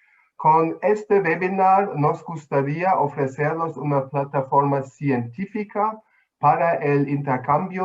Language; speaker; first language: Spanish; non-native, fluent; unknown